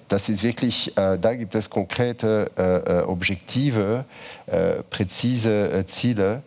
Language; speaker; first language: German; non-native, fluent; French